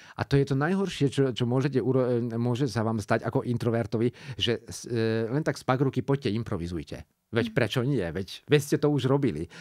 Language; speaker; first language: Slovak; non-native, local second language; Hungarian